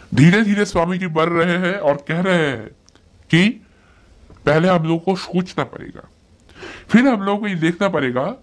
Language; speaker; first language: Hindi; non-native, local second language; Bangla